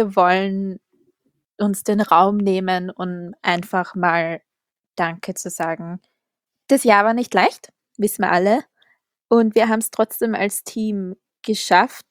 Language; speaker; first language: German; native; German